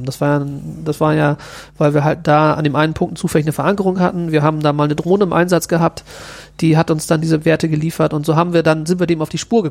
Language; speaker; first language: German; native; German